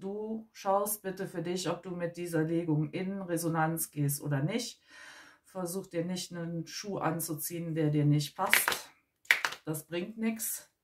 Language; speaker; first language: German; native; German